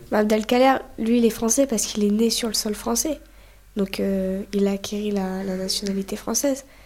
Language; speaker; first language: French; native; French